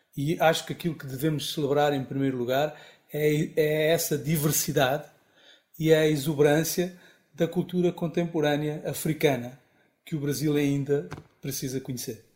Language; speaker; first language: Portuguese; native; Portuguese